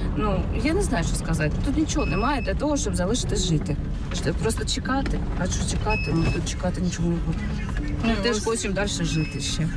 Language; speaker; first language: Ukrainian; native; Ukrainian